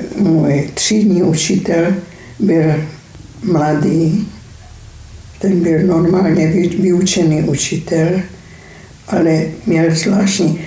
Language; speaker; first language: Czech; non-native, fluent; Hungarian